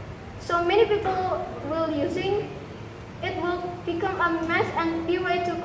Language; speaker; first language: English; non-native, learner; Indonesian